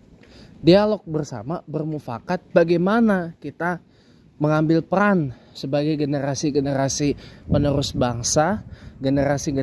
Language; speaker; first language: Indonesian; native; Indonesian